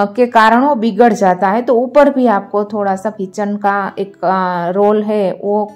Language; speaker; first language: Hindi; non-native, local second language; Gujarati